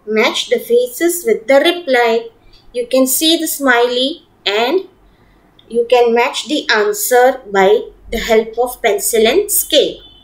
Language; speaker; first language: English; non-native, local second language; Gujarati